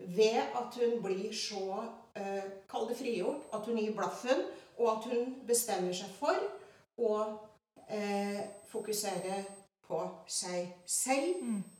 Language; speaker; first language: Norwegian; early bilingual, other home language; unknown